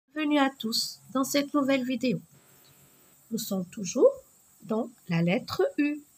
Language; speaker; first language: French; non-native, local second language; Arabic